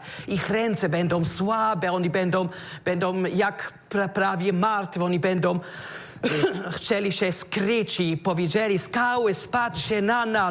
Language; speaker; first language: Polish; non-native, learner; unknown